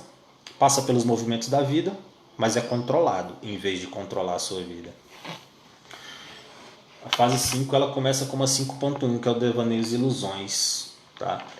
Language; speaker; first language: Portuguese; native; Portuguese